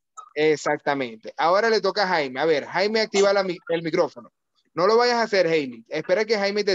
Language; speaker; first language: Spanish; native; Spanish